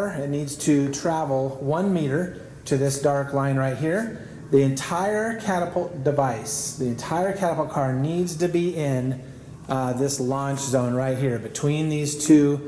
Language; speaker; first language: English; native; English